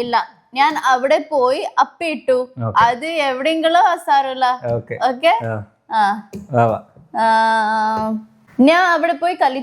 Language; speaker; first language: Malayalam; non-native, learner; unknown